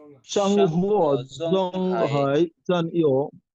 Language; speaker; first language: Chinese; non-native, learner; Bangla